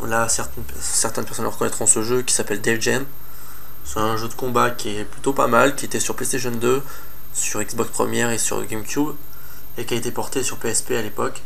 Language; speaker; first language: French; native; French